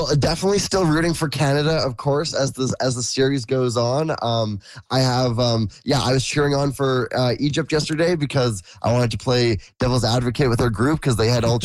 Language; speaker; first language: English; native; English